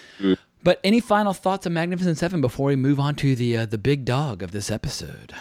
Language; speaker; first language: English; native; English